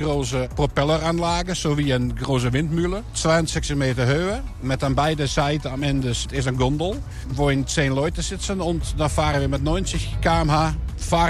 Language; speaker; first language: German; non-native, learner; Dutch